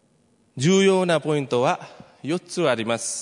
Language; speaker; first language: Japanese; non-native, fluent; Nepali